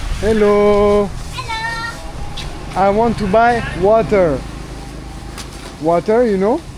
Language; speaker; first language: English; non-native, learner; French